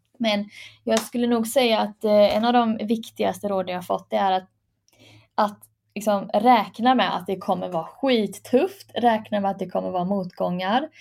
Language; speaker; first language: Swedish; early bilingual, other home language; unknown